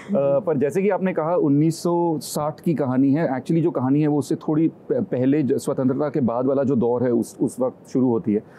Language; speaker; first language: Hindi; native; Hindi